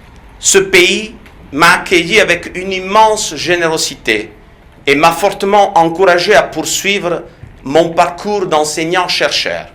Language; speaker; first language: French; non-native, fluent; Italian